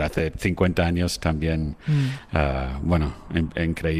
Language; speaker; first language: Spanish; non-native, fluent; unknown